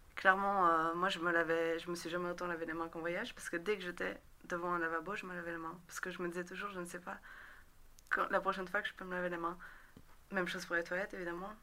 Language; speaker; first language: French; native; French